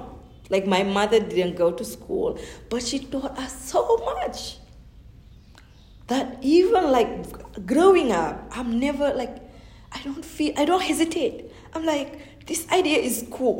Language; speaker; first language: English; non-native, fluent; Fula